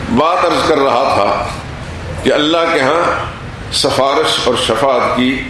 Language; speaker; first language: Urdu; native; Urdu